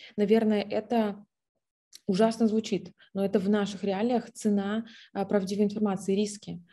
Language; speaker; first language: Russian; native; Russian